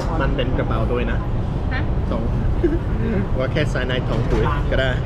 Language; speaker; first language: Thai; non-native, fluent; English